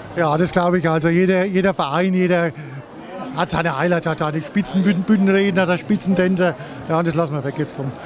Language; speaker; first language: German; native; German